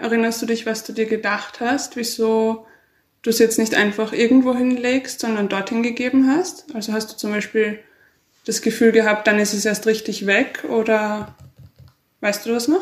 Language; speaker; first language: German; native; German